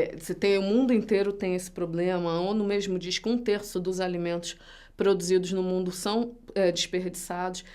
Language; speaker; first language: Portuguese; native; Portuguese